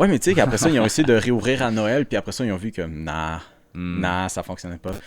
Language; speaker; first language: French; native; French